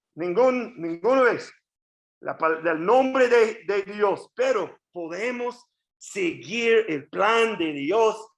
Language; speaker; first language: Spanish; non-native, learner; English